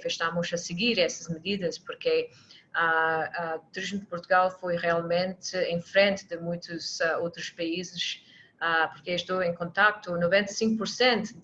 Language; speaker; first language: Portuguese; non-native, fluent; English